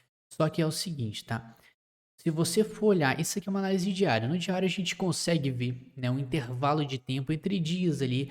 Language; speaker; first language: Portuguese; native; Portuguese